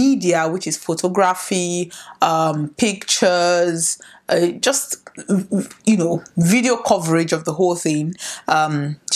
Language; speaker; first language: English; non-native, local second language; Igbo